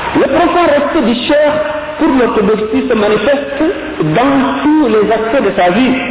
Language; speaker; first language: French; non-native, local second language; Wolof